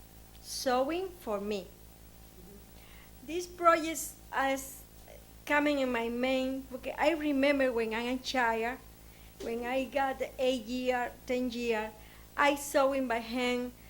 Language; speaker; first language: English; non-native, learner; Spanish